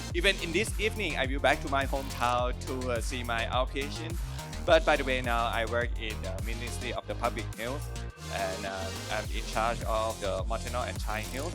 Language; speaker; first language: English; non-native, learner; Thai